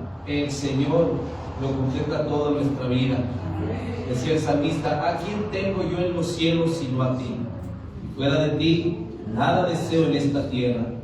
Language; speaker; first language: Spanish; native; Spanish